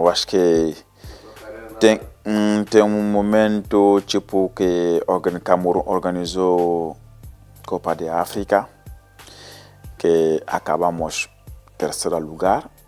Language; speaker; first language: Portuguese; non-native, learner; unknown